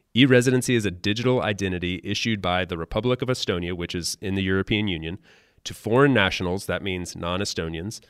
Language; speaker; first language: English; native; English